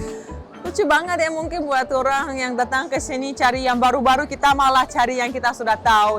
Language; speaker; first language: Indonesian; non-native, fluent; Russian